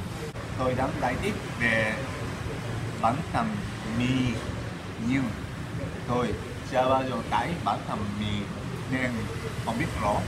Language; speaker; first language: Vietnamese; non-native, learner; Japanese